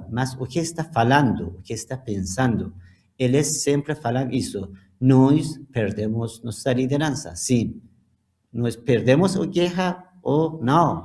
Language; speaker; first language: Portuguese; non-native, learner; Persian